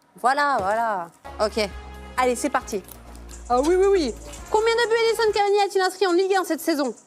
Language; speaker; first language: French; native; French